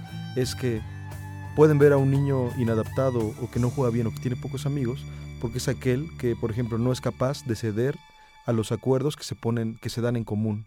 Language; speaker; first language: Spanish; native; Spanish